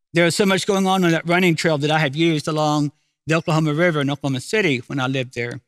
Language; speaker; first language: English; native; English